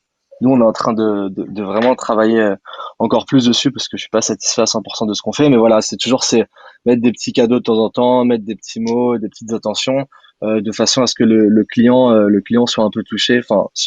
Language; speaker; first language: French; native; French